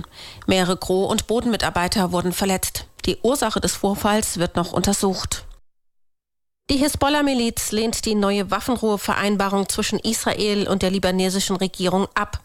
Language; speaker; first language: German; native; German